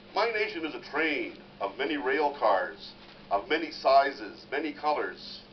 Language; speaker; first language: English; native; English